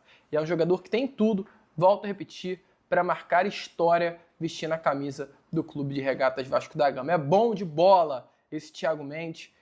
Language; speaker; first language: Portuguese; native; Portuguese